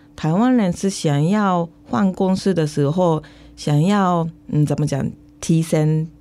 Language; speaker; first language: Chinese; non-native, fluent; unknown